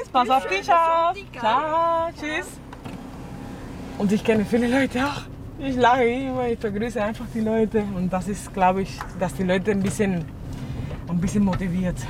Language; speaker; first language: German; non-native, fluent; Spanish